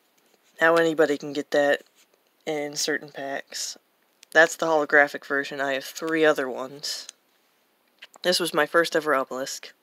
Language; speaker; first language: English; native; English